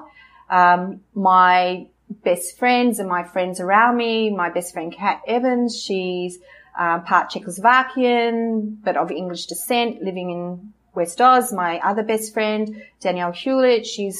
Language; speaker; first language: English; native; English